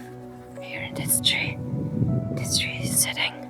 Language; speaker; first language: English; non-native, learner; German